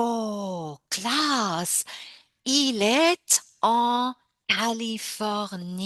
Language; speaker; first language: French; non-native, fluent; English